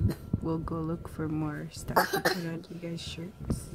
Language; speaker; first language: English; native; English